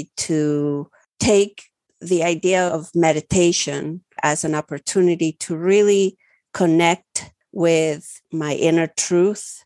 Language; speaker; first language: English; early bilingual, other home language; Spanish